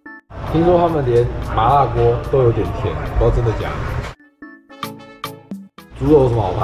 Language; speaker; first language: Chinese; native; Chinese